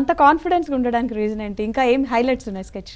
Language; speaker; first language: Telugu; native; Telugu